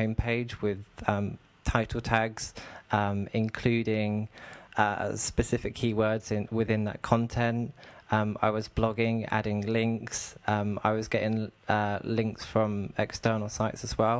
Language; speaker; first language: English; native; English